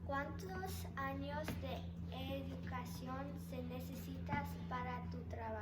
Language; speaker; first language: Spanish; non-native, learner; English